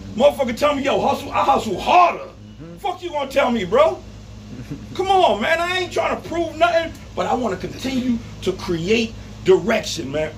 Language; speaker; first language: English; native; English